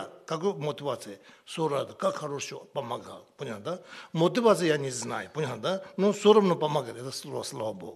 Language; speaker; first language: Russian; non-native, learner; Tibetan